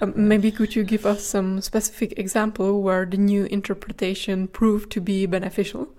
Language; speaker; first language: English; non-native, fluent; Czech